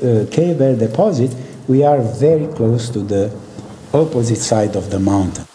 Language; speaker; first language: English; non-native, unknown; Romanian